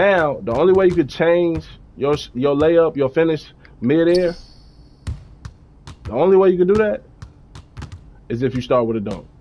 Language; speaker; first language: English; native; English